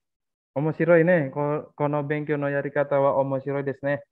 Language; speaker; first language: Japanese; non-native, fluent; Indonesian